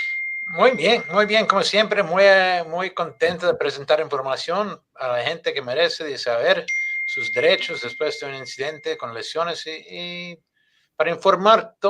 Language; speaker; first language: Spanish; non-native, fluent; English